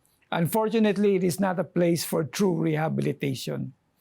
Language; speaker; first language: English; non-native, local second language; Filipino